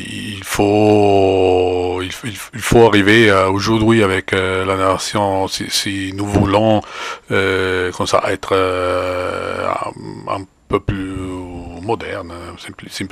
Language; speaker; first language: French; non-native, fluent; Italian